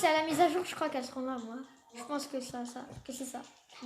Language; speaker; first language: French; native; French